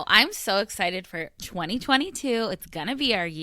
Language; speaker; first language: English; native; English